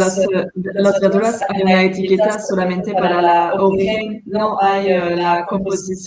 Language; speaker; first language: Spanish; non-native, learner; French